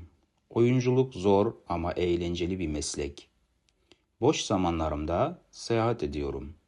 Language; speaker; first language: Turkish; non-native, fluent; Kazakh